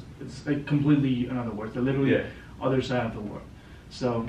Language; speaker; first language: English; non-native, local second language; Gujarati